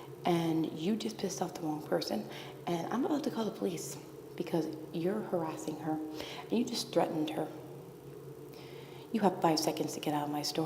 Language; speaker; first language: English; native; English